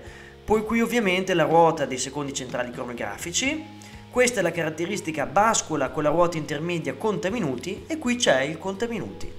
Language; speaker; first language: Italian; native; Italian